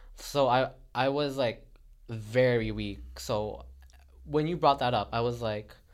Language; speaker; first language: English; non-native, local second language; Filipino